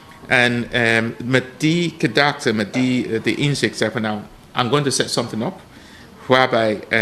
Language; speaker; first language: Dutch; non-native, fluent; English